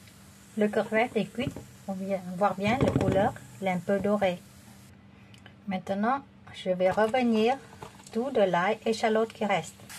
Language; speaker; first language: French; non-native, fluent; Vietnamese